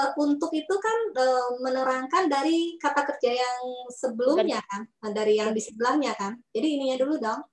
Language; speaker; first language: Indonesian; native; Indonesian